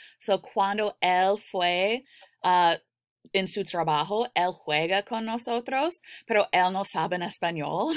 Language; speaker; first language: Spanish; non-native, learner; English